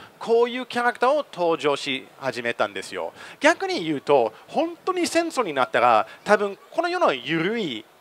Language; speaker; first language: Japanese; non-native, fluent; English